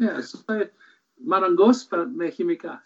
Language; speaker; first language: Greek; early bilingual, heritage; Greek